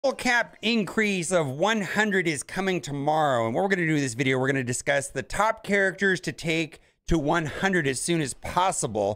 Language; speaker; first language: English; native; English